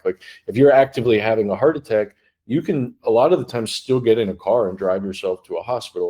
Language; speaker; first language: English; native; English